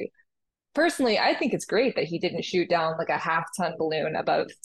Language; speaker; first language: English; native; English